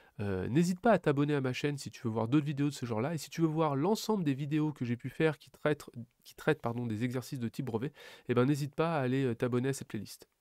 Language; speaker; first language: French; native; French